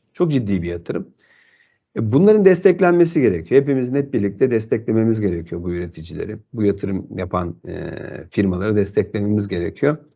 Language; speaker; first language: Turkish; native; Turkish